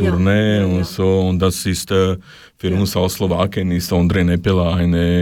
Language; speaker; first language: German; non-native, learner; Slovak